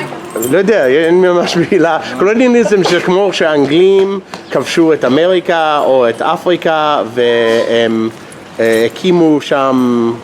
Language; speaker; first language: Hebrew; non-native, fluent; English